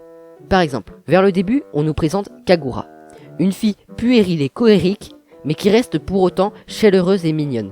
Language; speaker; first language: French; native; French